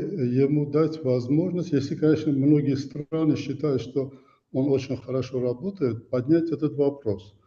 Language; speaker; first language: Russian; non-native, fluent; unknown